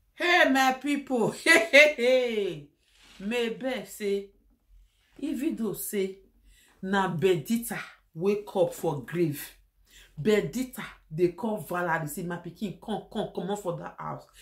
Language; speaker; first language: Nigerian Pidgin; native; Nigerian Pidgin